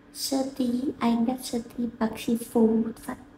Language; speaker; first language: Vietnamese; non-native, learner; Indonesian